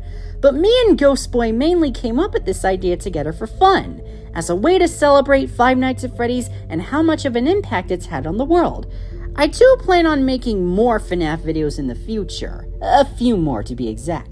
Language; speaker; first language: English; native; English